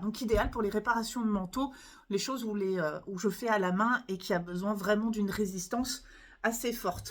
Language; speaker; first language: French; native; French